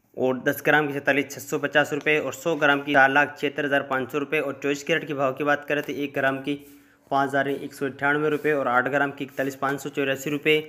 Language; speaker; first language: Hindi; native; Hindi